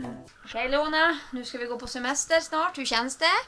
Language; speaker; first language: Swedish; native; Swedish